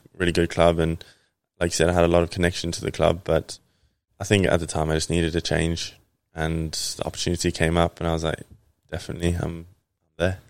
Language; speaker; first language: English; native; English